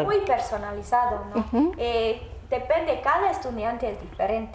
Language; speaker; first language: Spanish; non-native, learner; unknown